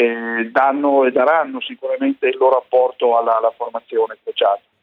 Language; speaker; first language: Italian; native; Italian